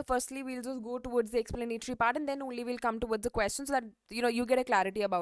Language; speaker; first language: English; non-native, local second language; Hindi